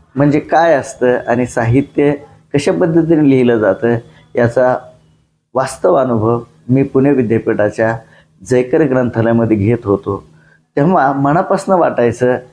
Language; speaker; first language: Marathi; non-native, local second language; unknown